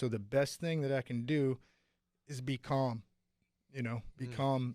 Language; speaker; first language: English; native; English